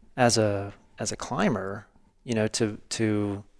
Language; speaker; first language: English; native; English